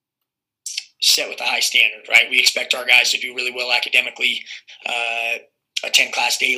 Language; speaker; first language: English; native; English